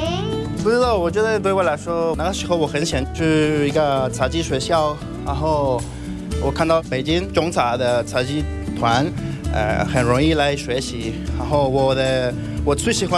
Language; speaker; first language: Chinese; non-native, fluent; Spanish